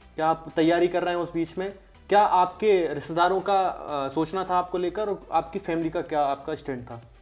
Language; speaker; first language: Hindi; native; Hindi